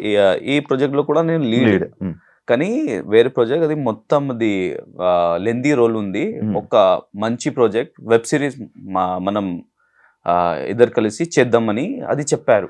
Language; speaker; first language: Telugu; non-native, learner; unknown